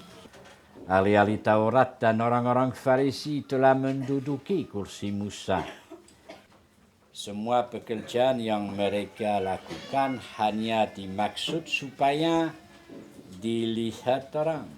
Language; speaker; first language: Indonesian; non-native, fluent; French